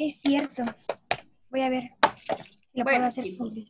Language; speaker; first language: Spanish; native; Spanish